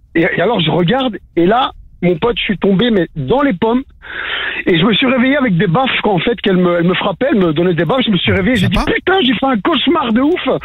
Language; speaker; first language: French; native; French